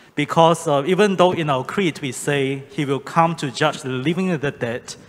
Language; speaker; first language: English; non-native, local second language; Chinese